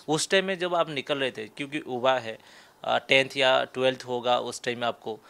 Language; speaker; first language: Hindi; non-native, local second language; Odia